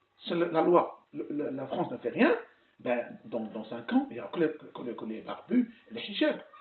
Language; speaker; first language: French; non-native, local second language; Arabic